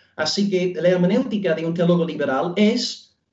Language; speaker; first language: Spanish; non-native, fluent; English